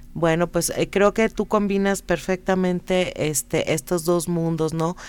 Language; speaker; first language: Spanish; native; Spanish